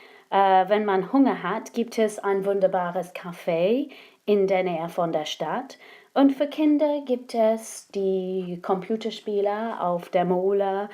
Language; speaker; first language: German; non-native, fluent; English